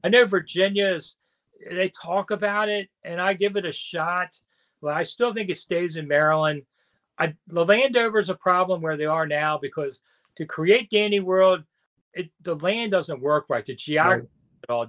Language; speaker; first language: English; native; English